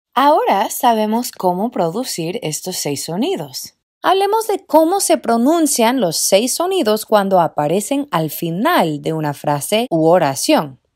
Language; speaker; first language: Spanish; non-native, fluent; English